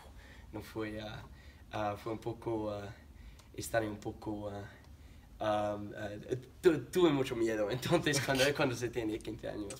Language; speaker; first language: Spanish; non-native, learner; English